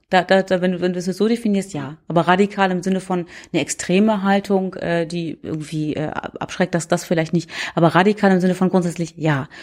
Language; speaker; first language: German; native; German